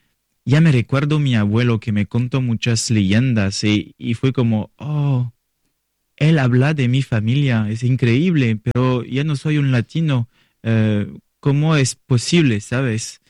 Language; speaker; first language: Spanish; non-native, learner; French